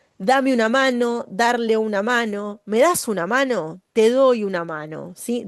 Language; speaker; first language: Spanish; native; Spanish